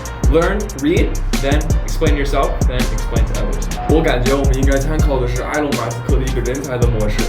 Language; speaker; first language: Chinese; non-native, fluent; English